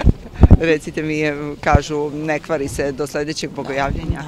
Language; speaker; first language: Serbian; native; Serbian